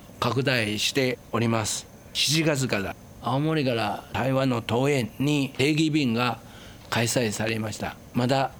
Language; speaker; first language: Japanese; non-native, fluent; Chinese